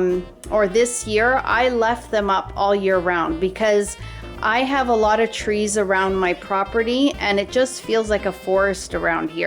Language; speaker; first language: English; native; English